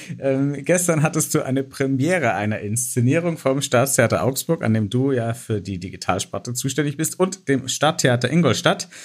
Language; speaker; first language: German; native; German